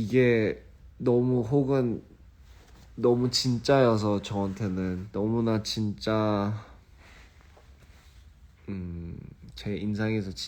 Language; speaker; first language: Korean; early bilingual, heritage; English